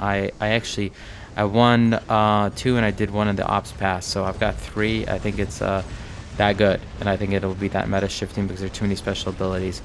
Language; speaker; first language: English; native; English